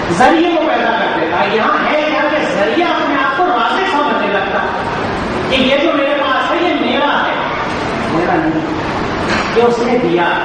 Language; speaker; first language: Urdu; native; Urdu